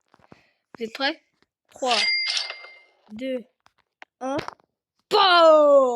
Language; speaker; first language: French; native; French